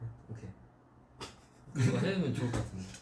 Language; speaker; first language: Korean; early bilingual, heritage; Korean